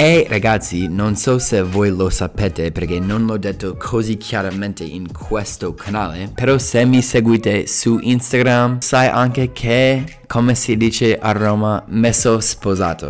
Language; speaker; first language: Italian; non-native, fluent; English